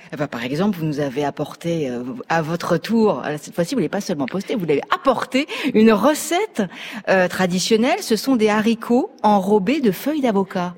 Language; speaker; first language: French; native; French